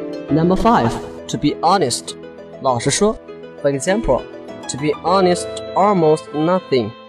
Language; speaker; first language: English; non-native, fluent; Chinese